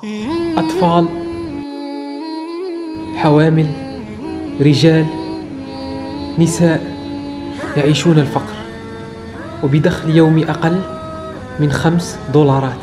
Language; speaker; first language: Arabic; native; Arabic